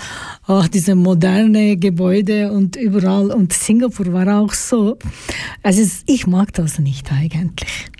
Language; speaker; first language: German; non-native, fluent; Georgian